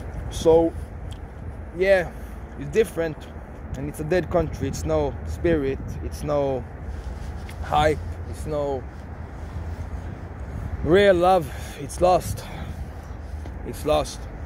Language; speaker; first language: English; non-native, fluent; Swedish